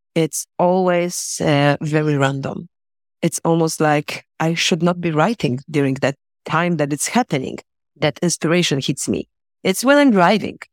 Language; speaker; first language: English; non-native, fluent; Polish